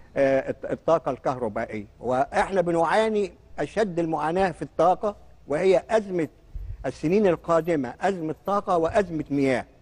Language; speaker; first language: Arabic; native; Arabic